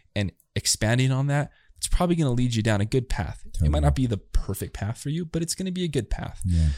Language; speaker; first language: English; native; English